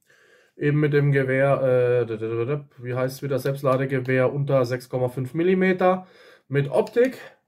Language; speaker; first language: German; native; German